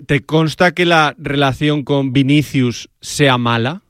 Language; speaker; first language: Spanish; native; Spanish